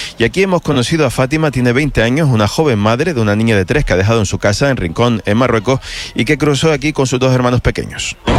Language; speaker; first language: Spanish; native; Spanish